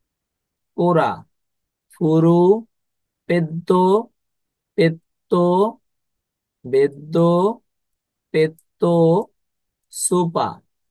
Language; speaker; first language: Japanese; non-native, fluent; Bangla